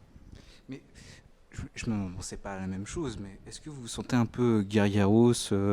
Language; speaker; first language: French; native; French